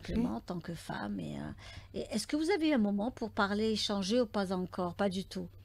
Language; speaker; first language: French; native; French